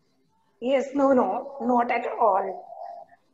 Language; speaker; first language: English; non-native, local second language; Hindi